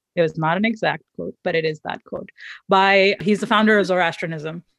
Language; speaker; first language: English; non-native, local second language; Hindi